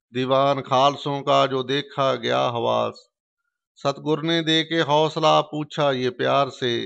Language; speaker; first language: Urdu; non-native, local second language; Punjabi